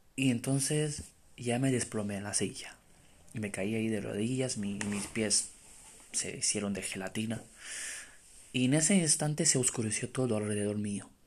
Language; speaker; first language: Spanish; non-native, fluent; Romanian